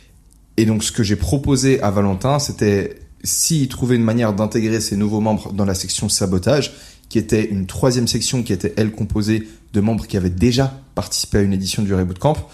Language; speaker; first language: French; native; French